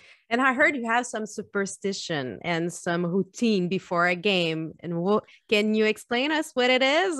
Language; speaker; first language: English; non-native, fluent; French